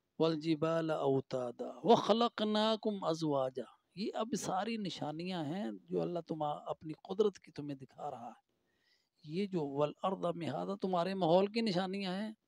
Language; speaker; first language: Urdu; non-native, local second language; Punjabi